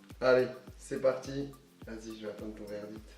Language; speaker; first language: French; native; French